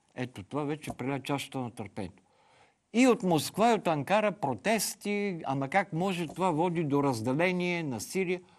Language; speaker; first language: Bulgarian; native; Bulgarian